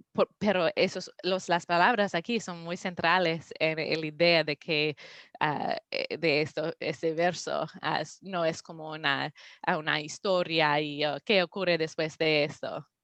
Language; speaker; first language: Spanish; non-native, learner; English